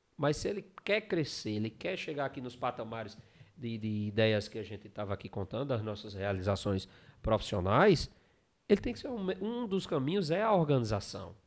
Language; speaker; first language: Portuguese; native; Portuguese